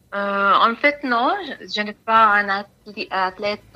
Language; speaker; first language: French; non-native, fluent; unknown